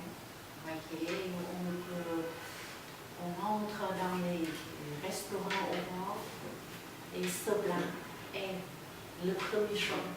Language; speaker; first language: French; non-native, fluent; Vietnamese